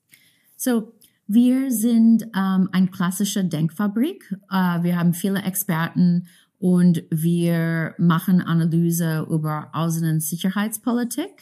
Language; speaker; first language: German; non-native, fluent; English